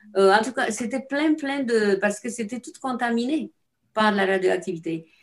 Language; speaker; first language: French; non-native, fluent; Romanian